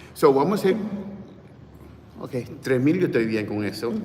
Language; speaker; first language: Spanish; early bilingual, heritage; English